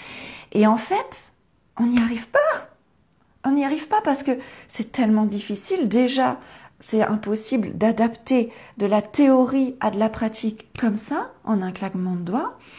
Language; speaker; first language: French; native; French